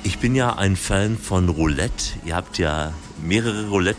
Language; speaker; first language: German; native; German